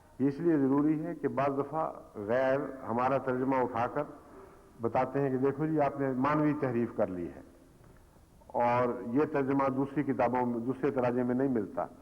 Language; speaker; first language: Urdu; native; Urdu